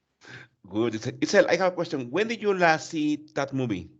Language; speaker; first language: English; non-native, learner; Spanish